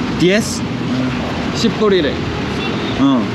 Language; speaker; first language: Spanish; non-native, learner; Korean